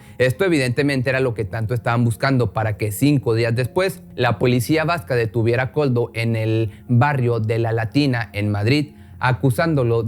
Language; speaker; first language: Spanish; native; Spanish